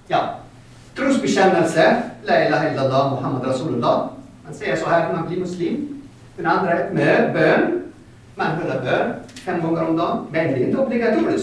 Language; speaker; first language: Swedish; non-native, fluent; Arabic